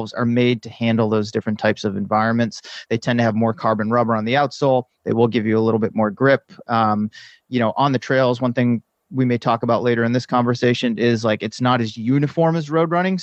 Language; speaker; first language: English; native; English